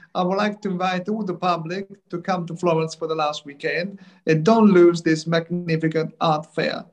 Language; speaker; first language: English; early bilingual, other home language; Italian